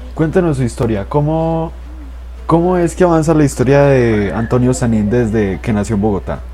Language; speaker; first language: Spanish; native; Spanish